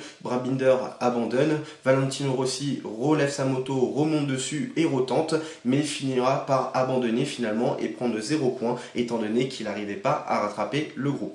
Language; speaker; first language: French; native; French